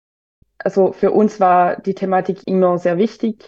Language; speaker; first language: German; non-native, local second language; French